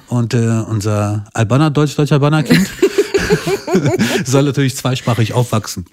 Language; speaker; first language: German; early bilingual, other home language; Albanian